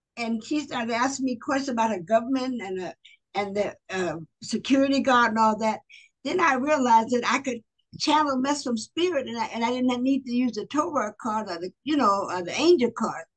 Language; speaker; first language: English; native; English